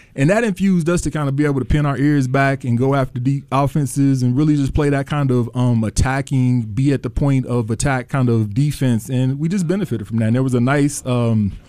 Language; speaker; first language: English; native; English